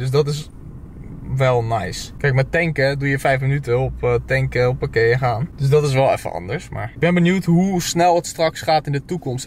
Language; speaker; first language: Dutch; native; Dutch